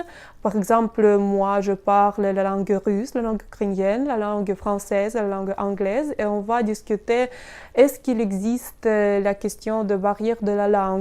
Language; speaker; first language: French; non-native, fluent; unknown